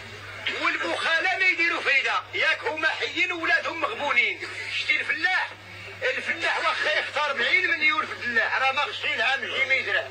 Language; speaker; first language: Arabic; native; Arabic